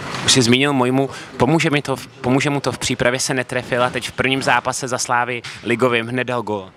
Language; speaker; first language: Czech; native; Czech